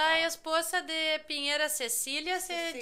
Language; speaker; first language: Spanish; non-native, fluent; Portuguese